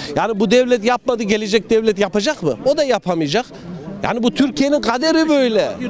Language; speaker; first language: Turkish; early bilingual, heritage; Turkish